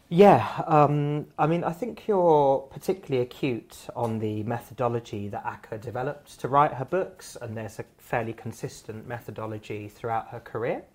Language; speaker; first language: English; native; English